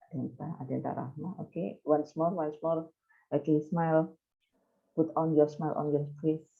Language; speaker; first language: English; non-native, fluent; Indonesian